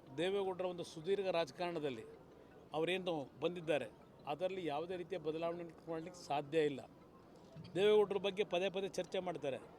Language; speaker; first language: Kannada; native; Kannada